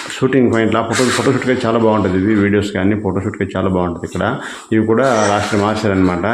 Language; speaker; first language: Telugu; non-native, local second language; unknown